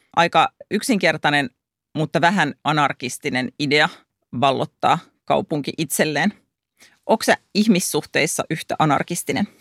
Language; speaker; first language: Finnish; native; Finnish